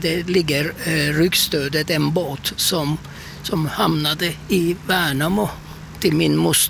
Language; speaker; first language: Swedish; non-native, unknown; Turkish